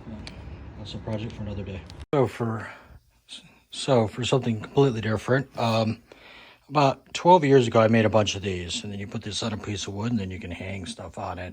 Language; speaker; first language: English; native; English